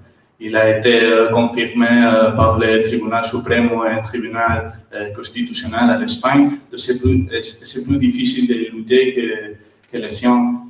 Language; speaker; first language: French; non-native, learner; Catalan